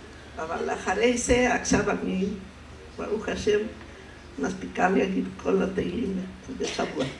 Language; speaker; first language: Hebrew; non-native, fluent; Spanish